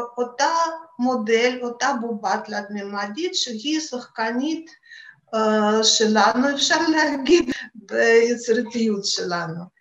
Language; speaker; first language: Hebrew; non-native, fluent; Russian